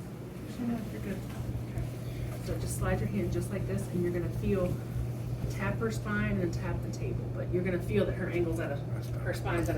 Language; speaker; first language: English; native; English